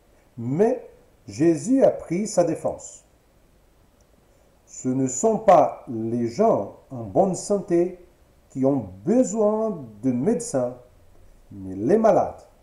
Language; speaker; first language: French; non-native, fluent; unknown